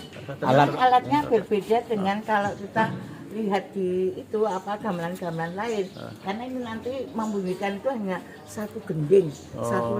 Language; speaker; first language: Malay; non-native, local second language; Javanese